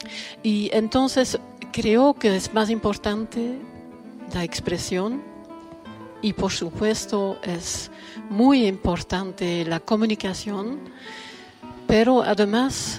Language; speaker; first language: Spanish; non-native, learner; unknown